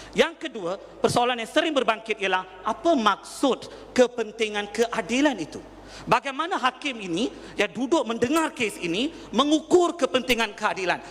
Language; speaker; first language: Malay; non-native, local second language; Tamil